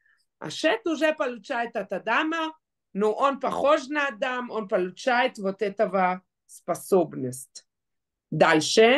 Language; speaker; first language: Russian; non-native, fluent; Hebrew